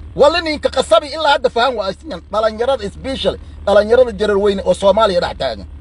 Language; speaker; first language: Somali; native; Somali